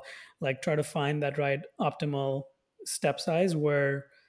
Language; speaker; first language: English; non-native, local second language; Hindi